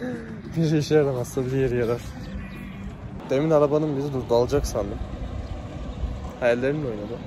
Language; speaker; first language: Turkish; native; Turkish